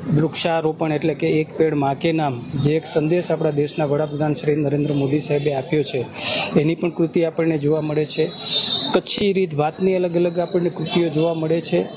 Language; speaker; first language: Gujarati; non-native, local second language; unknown